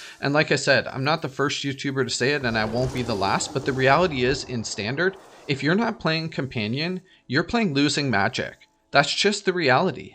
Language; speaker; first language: English; native; English